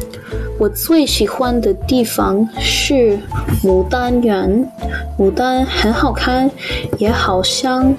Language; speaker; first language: Chinese; non-native, learner; English